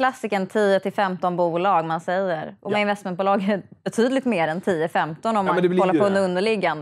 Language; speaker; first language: Swedish; native; Swedish